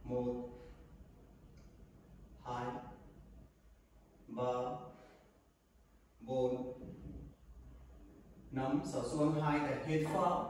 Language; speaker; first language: Vietnamese; non-native, learner; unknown